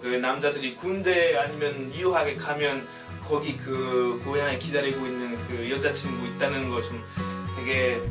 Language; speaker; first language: Korean; non-native, fluent; French